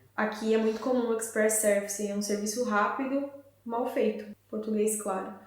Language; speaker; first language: Portuguese; native; Portuguese